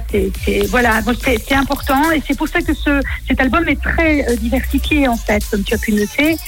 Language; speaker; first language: French; native; French